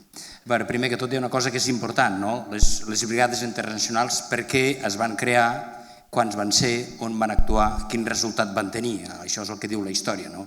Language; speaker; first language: Catalan; native; Catalan